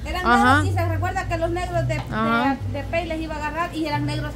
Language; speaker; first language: Spanish; native; Spanish